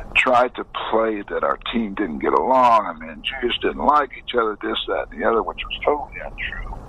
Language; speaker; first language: English; native; English